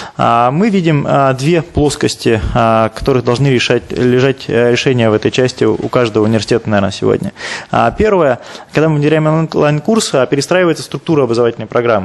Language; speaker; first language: Russian; native; Russian